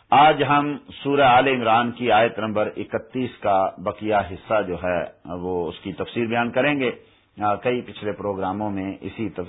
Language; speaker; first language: Urdu; native; Urdu